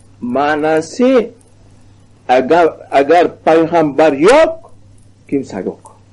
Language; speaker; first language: Turkish; non-native, learner; Arabic